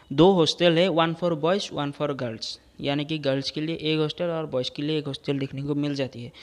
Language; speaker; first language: Hindi; non-native, local second language; Assamese